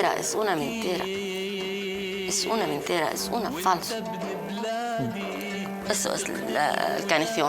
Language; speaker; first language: Spanish; non-native, learner; Arabic